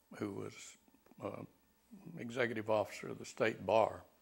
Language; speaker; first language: English; native; English